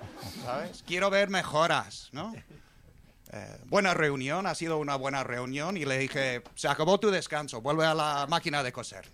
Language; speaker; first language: Spanish; non-native, fluent; English